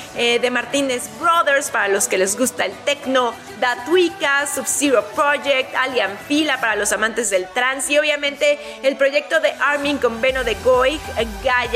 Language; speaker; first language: Spanish; native; Spanish